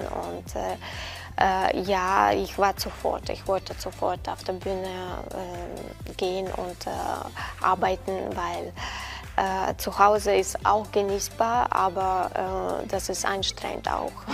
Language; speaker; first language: German; non-native, learner; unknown